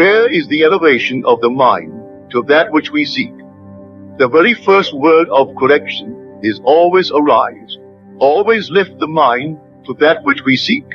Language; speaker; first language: English; native; English